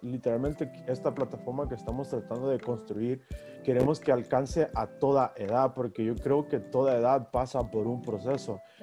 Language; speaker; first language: Spanish; early bilingual, heritage; Spanish